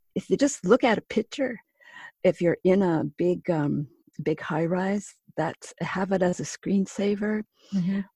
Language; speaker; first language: English; native; English